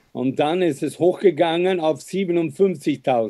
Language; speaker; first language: German; non-native, fluent; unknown